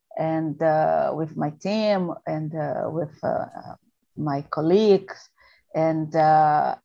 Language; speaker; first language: English; non-native, learner; Portuguese